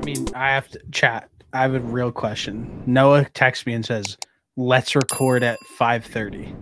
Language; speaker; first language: English; native; English